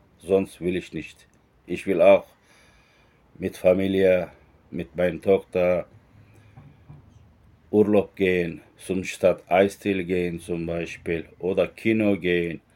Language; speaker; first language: German; non-native, learner; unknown